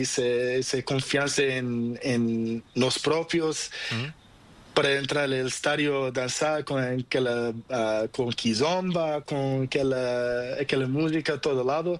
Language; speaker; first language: Spanish; non-native, learner; Portuguese